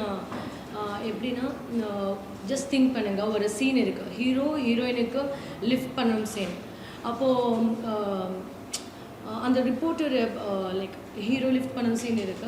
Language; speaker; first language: Tamil; non-native, learner; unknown